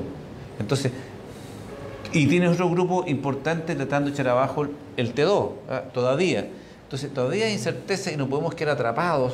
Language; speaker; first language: Spanish; native; Spanish